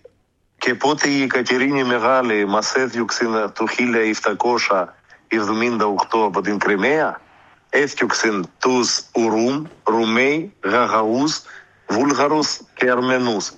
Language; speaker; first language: Greek; early bilingual, heritage; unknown